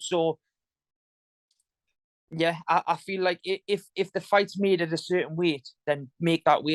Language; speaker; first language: English; native; English